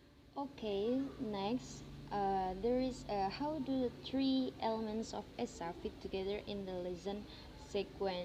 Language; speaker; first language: English; non-native, learner; Indonesian